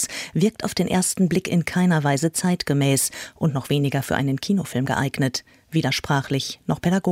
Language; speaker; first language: German; native; German